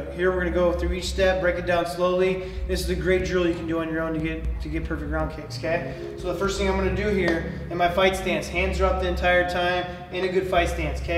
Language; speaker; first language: English; native; English